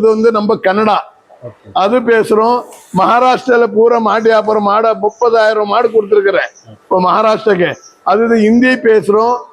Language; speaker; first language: Tamil; non-native, local second language; Telugu